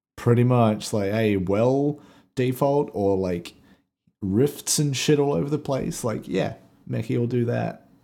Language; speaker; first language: English; native; English